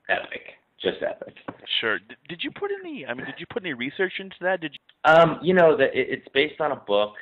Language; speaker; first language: English; native; English